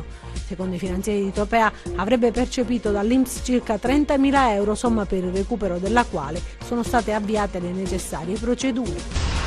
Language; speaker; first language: Italian; native; Italian